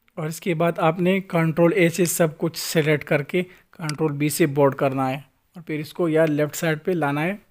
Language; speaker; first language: Urdu; non-native, local second language; Pashto